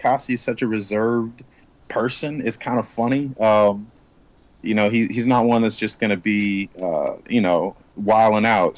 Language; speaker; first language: English; native; English